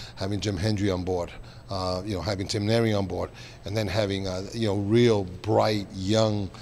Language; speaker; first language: English; native; English